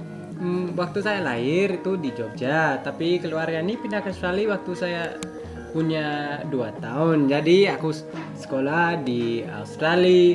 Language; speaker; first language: Indonesian; early bilingual, heritage; English